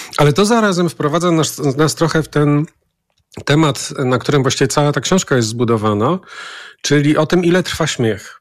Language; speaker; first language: Polish; native; Polish